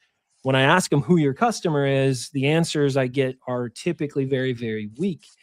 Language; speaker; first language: English; native; English